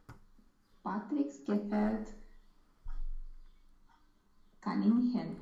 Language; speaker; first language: German; non-native, learner; Romanian